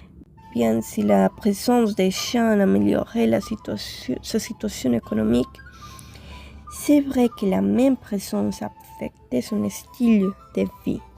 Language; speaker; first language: French; non-native, fluent; Spanish